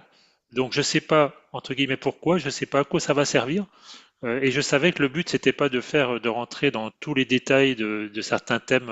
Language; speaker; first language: French; native; French